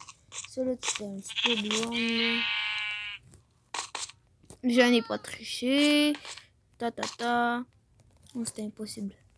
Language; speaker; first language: French; native; French